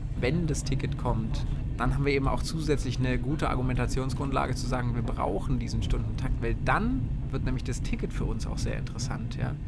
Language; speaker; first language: German; native; German